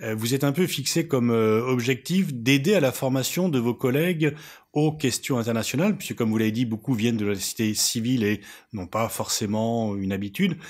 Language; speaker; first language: French; native; French